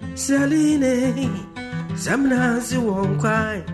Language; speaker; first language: English; non-native, local second language; Akan